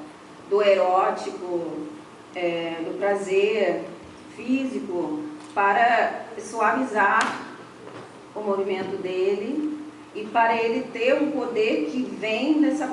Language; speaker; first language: Portuguese; non-native, fluent; English